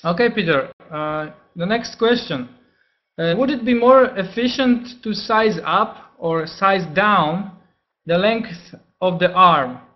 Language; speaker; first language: English; non-native, fluent; Polish